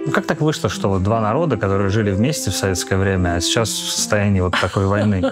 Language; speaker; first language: Russian; native; Russian